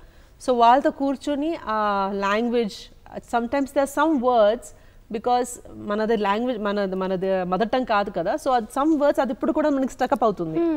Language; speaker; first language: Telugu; non-native, local second language; Malayalam